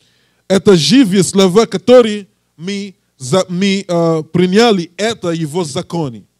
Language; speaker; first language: Russian; non-native, learner; English